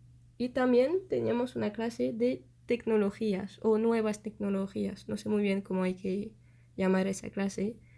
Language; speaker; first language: Spanish; non-native, fluent; French